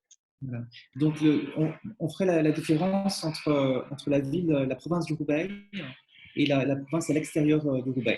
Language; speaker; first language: French; native; French